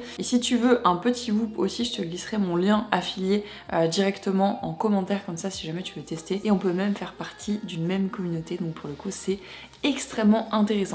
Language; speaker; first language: French; native; French